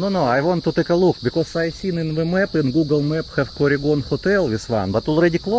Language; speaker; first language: English; non-native, learner; Russian